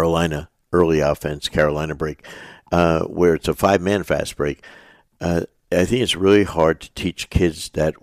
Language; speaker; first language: English; native; English